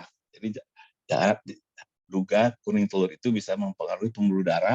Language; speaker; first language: Malay; native; Malay